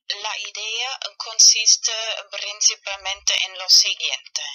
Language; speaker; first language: Spanish; non-native, fluent; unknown